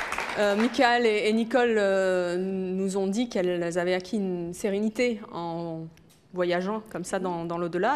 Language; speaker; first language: French; native; French